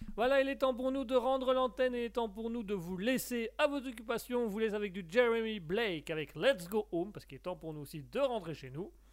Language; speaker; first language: French; native; French